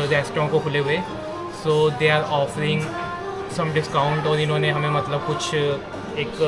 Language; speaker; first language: Hindi; native; Hindi